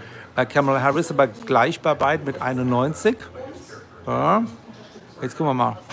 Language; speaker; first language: German; native; German